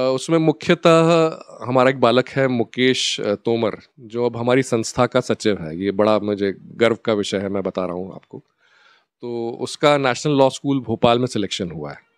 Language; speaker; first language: Hindi; native; Hindi